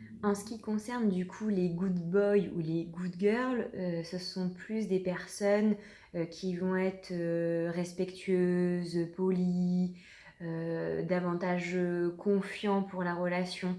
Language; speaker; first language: French; native; French